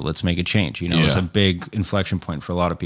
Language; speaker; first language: English; native; English